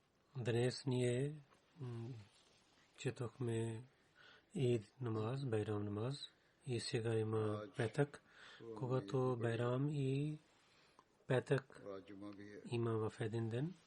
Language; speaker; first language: Bulgarian; non-native, learner; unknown